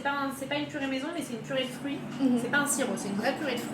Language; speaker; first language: French; native; French